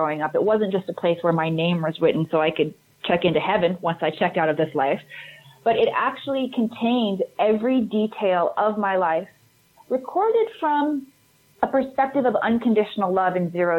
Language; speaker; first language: English; native; English